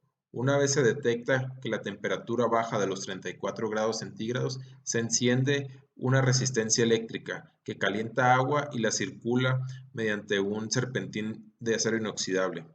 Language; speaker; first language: Spanish; native; Spanish